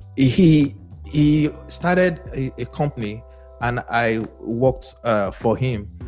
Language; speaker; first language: English; non-native, local second language; Yoruba